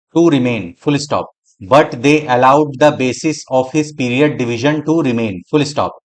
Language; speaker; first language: English; non-native, local second language; Hindi